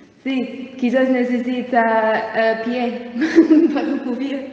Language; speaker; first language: Spanish; non-native, learner; English